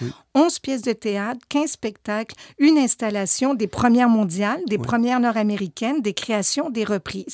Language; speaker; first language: French; native; French